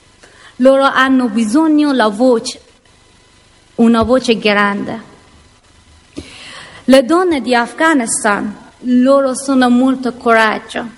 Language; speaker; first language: Italian; non-native, learner; Persian